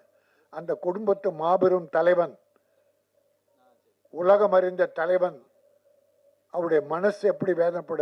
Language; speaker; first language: Tamil; native; Tamil